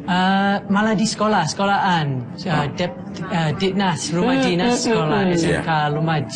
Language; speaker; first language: Indonesian; non-native, fluent; English